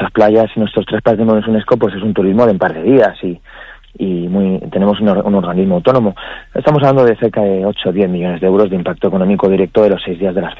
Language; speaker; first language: Spanish; native; Spanish